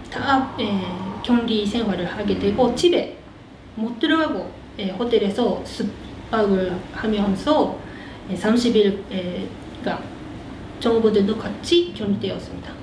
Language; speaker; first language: Korean; early bilingual, heritage; Korean